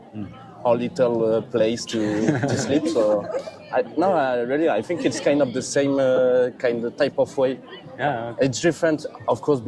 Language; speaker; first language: English; non-native, fluent; French